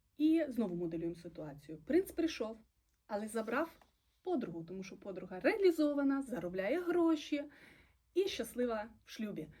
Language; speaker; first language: Ukrainian; native; Ukrainian